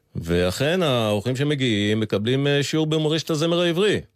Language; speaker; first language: Hebrew; native; Hebrew